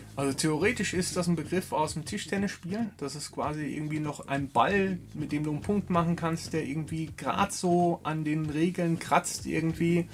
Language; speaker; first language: German; native; German